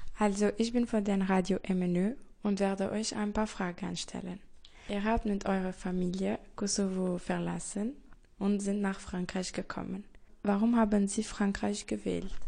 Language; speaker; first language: German; non-native, learner; French